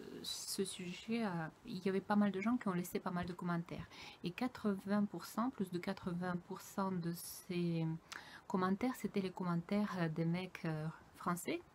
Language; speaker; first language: French; non-native, fluent; Russian